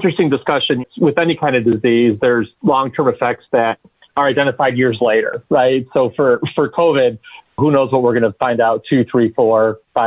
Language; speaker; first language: English; native; English